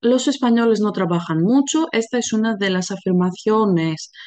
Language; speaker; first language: Spanish; non-native, fluent; Greek